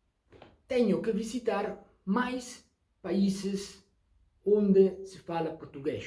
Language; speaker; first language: Portuguese; non-native, learner; Basque